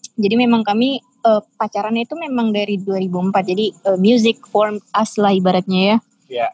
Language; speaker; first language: Indonesian; native; Indonesian